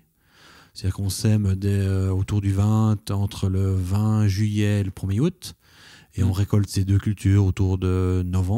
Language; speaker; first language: French; native; French